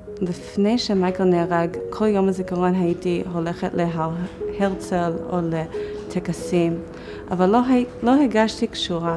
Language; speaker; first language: Hebrew; non-native, fluent; English